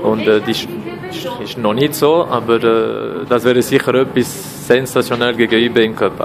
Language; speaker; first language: German; non-native, local second language; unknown